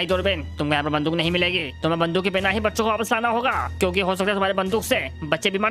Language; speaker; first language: Hindi; native; Hindi